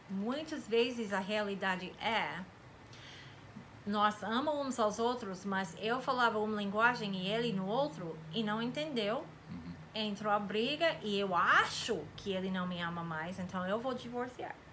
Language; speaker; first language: Portuguese; non-native, fluent; English